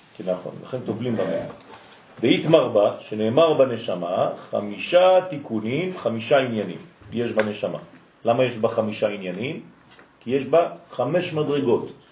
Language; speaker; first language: Hebrew; non-native, fluent; French